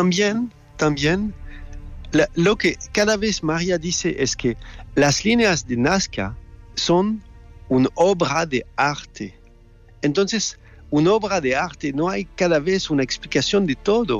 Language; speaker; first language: Spanish; non-native, fluent; French